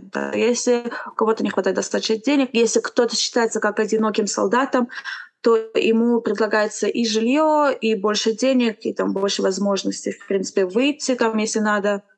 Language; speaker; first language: Russian; non-native, fluent; Romanian